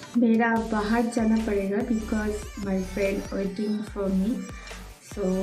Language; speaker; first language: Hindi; non-native, local second language; Bangla